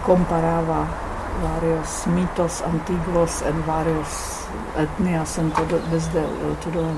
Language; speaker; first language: Spanish; non-native, fluent; Czech